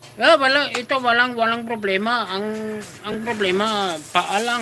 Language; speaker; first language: Filipino; non-native, learner; German